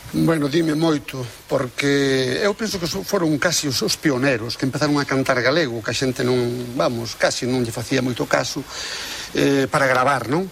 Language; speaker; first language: Galician; native; Galician